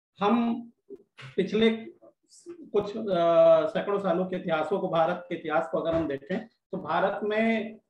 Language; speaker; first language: Hindi; native; Hindi